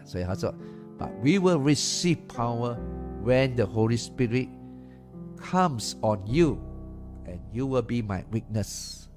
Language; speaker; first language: English; non-native, local second language; Chinese